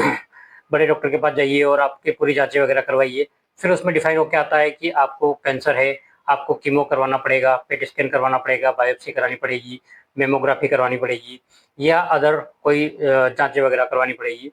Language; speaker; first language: Hindi; native; Hindi